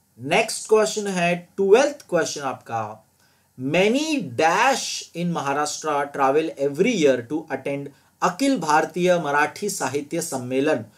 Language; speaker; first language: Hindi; non-native, local second language; Gujarati